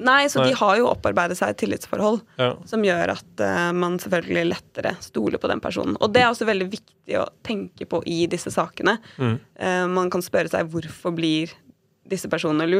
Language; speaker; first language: Norwegian; native; Norwegian